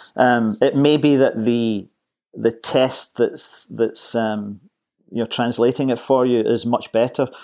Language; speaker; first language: English; native; English